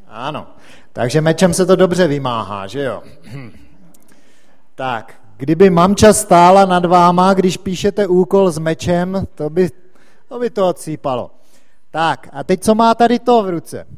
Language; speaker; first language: Czech; native; Czech